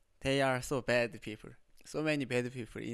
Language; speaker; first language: English; non-native, learner; Korean